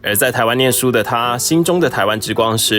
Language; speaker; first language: Chinese; native; Chinese